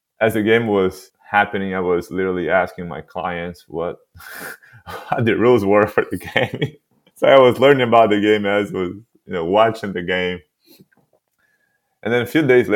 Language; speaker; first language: English; non-native, fluent; Portuguese